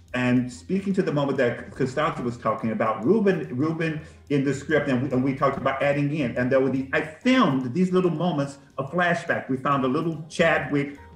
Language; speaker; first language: English; native; English